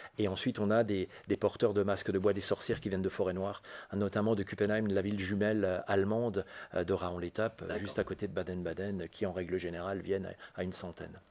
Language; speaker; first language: French; native; French